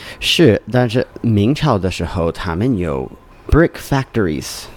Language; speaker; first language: Chinese; non-native, learner; English